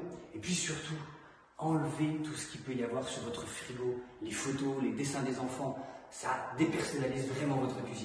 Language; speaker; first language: French; native; French